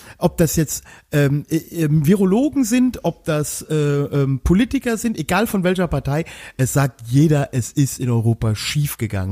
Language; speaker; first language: German; native; German